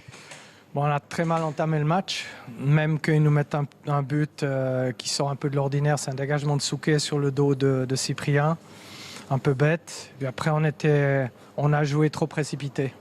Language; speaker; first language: French; native; French